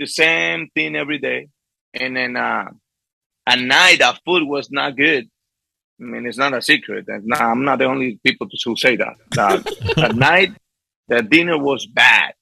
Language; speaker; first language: English; non-native, fluent; Spanish